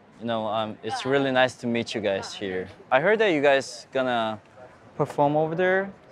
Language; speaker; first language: English; non-native, learner; Korean